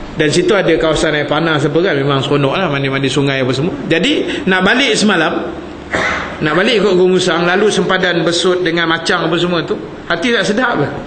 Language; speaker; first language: Malay; native; Malay